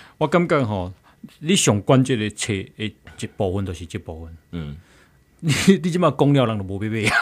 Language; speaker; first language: Chinese; native; Chinese